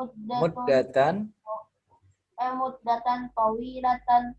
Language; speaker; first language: Arabic; non-native, learner; Indonesian